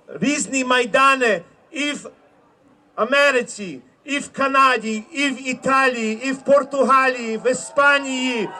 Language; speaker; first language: Ukrainian; early bilingual, heritage; Ukrainian